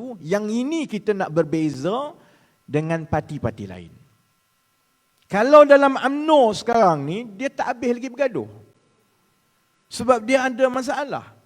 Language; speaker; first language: Malay; native; Malay